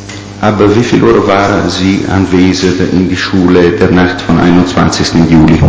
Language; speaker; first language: German; non-native, learner; Italian